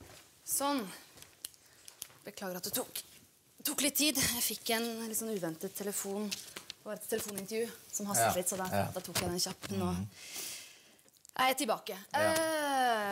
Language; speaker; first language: Norwegian; native; Norwegian